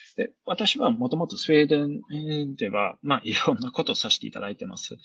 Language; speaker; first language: Japanese; non-native, fluent; Swedish